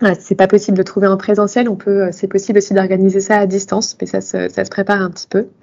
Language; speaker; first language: French; native; French